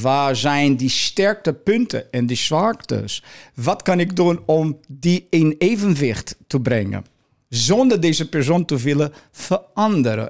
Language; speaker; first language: Dutch; non-native, fluent; Portuguese